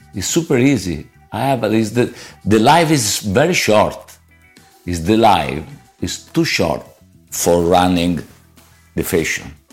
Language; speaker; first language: English; non-native, learner; Italian